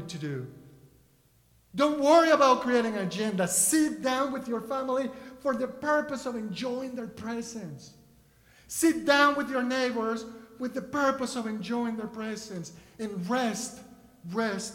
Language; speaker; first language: English; non-native, fluent; Spanish